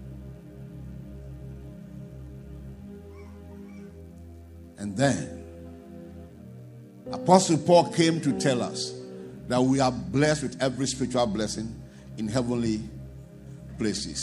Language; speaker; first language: English; non-native, local second language; Akan